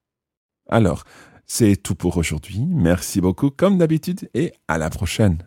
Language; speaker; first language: French; non-native, fluent; English